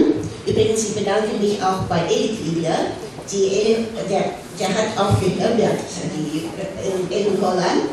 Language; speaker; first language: German; non-native, fluent; Russian